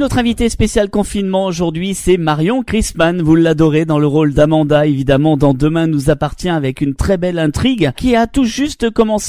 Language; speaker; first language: French; native; French